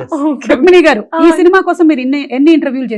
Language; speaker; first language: Telugu; native; Telugu